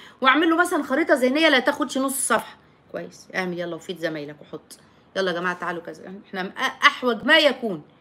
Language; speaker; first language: Arabic; native; Arabic